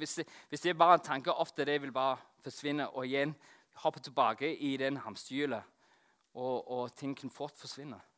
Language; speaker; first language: Norwegian; non-native, fluent; English